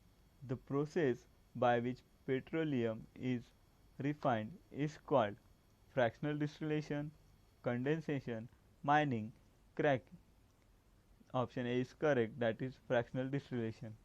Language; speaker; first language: English; non-native, local second language; Marathi